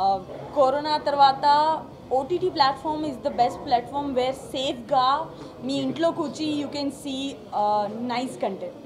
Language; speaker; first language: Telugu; non-native, learner; Gujarati